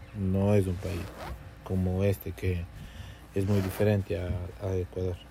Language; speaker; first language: Spanish; native; Spanish